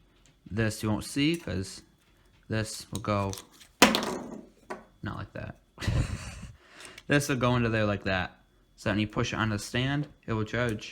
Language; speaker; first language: English; native; English